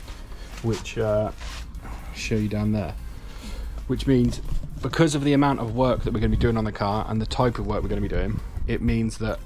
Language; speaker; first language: English; native; English